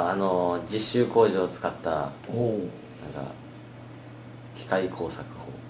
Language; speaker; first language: Japanese; native; Japanese